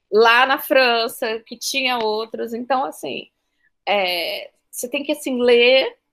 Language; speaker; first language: Portuguese; native; Portuguese